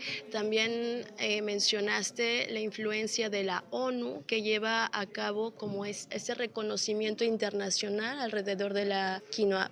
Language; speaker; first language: Spanish; native; Spanish